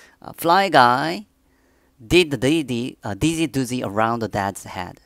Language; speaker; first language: English; non-native, fluent; Korean